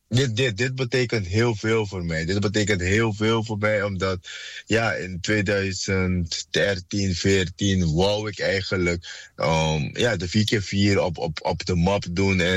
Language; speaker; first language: Dutch; non-native, fluent; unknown